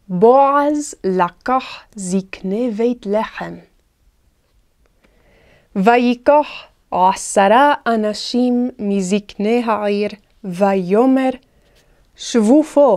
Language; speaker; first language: Hebrew; non-native, fluent; English